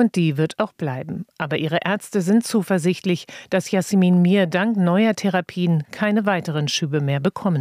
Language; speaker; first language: German; native; German